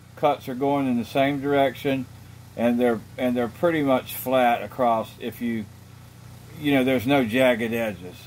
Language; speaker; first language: English; native; English